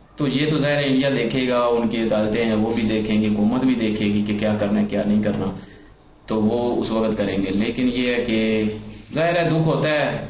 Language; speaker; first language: Urdu; non-native, local second language; Punjabi